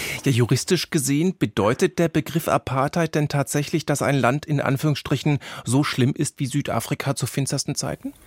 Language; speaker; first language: German; native; German